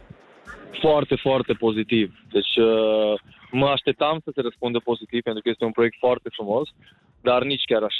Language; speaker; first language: Romanian; native; Romanian